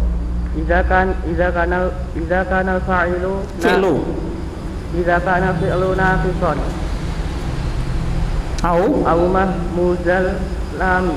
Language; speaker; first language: Arabic; non-native, learner; Indonesian